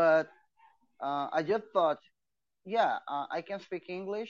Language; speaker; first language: English; non-native, fluent; Portuguese